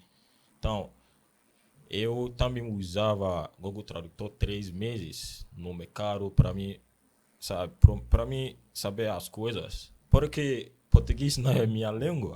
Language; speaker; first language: Portuguese; non-native, learner; Akan